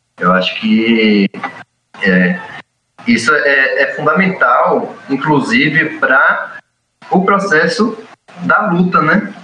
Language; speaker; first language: Portuguese; native; Portuguese